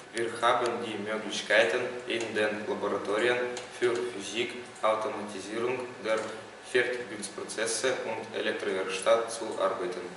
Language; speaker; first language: German; non-native, learner; Russian